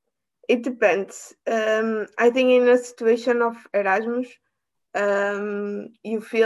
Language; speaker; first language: English; non-native, learner; Portuguese